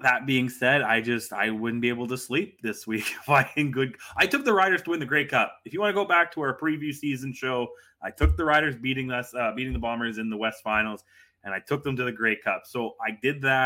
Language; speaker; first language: English; native; English